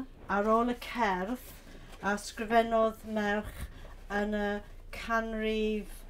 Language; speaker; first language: Welsh; non-native, learner; English